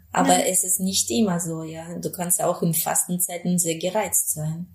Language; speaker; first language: German; non-native, fluent; Spanish